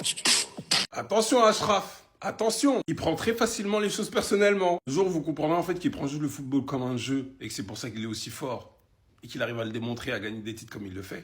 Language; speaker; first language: French; native; French